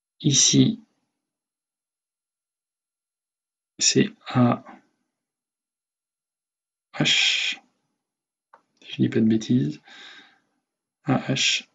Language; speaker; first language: French; native; French